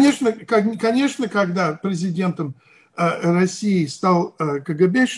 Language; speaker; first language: Russian; non-native, fluent; English